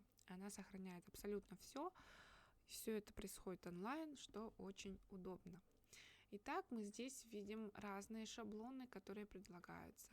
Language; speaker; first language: Russian; native; Russian